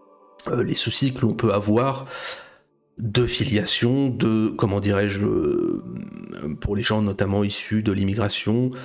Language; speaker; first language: French; native; French